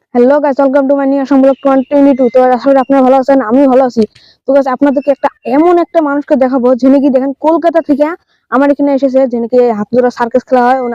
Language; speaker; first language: Bangla; native; Bangla